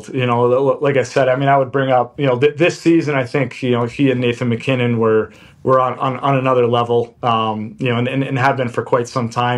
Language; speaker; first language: English; native; English